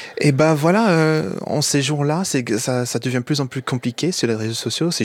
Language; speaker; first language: French; non-native, fluent; English